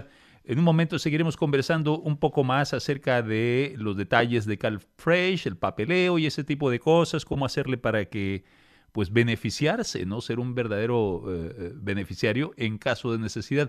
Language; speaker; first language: Spanish; native; Spanish